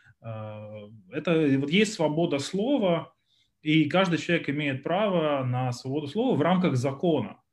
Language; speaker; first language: Russian; native; Russian